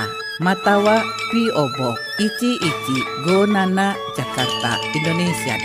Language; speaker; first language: Japanese; non-native, fluent; Indonesian